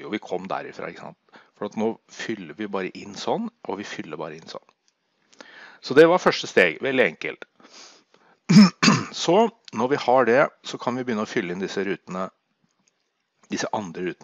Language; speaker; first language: Norwegian; native; Norwegian